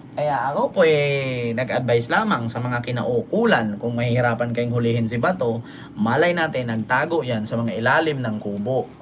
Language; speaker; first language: Filipino; non-native, local second language; Cebuano